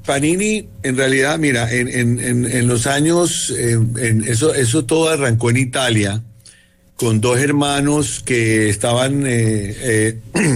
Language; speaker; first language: Spanish; native; Spanish